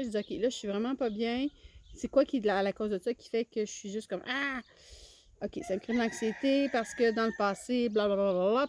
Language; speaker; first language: French; native; French